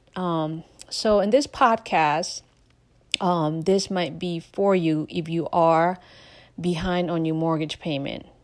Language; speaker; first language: English; non-native, fluent; Lao